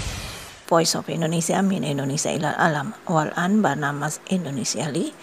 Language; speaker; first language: Arabic; non-native, fluent; Indonesian